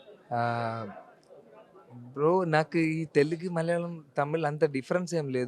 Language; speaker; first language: Telugu; non-native, learner; Malayalam